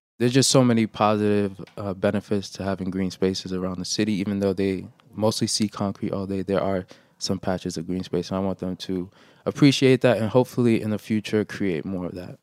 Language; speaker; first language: English; early bilingual, other home language; Haitian Creole